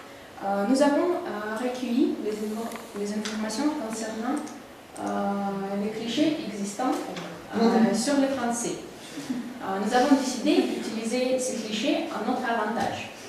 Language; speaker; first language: French; non-native, learner; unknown